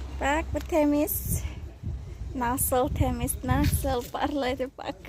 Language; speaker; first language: Turkish; non-native, learner; Indonesian